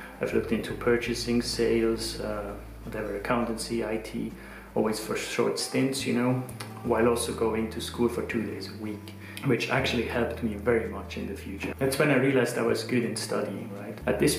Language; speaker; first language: English; non-native, fluent; Swiss German